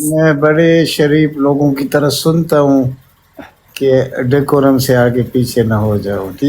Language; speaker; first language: Urdu; native; Urdu